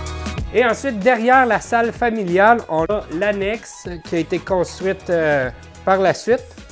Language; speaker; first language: French; native; French